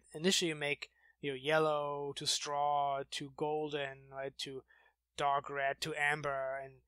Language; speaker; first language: English; non-native, fluent; German